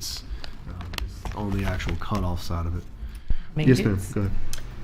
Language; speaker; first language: English; native; English